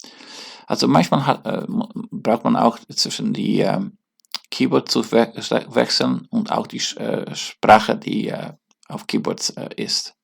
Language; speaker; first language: German; non-native, learner; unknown